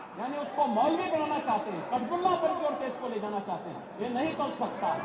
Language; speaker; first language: Hindi; native; Hindi